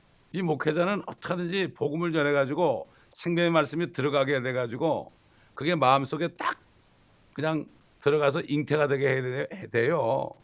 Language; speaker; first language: Korean; native; Korean